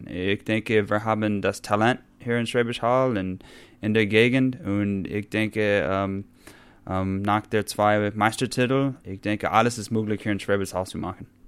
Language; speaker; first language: German; non-native, fluent; English